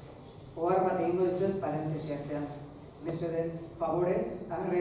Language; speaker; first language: Basque; native; Basque